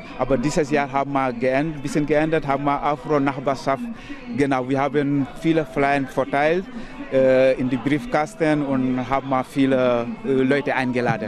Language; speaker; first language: German; non-native, learner; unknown